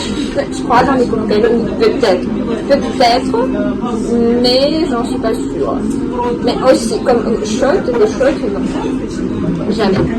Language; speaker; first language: French; non-native, fluent; Russian